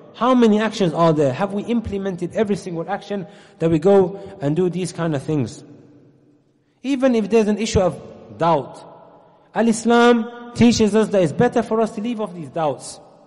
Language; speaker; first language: English; native; English